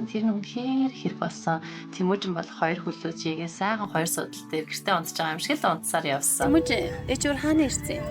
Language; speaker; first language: Mongolian; native; Mongolian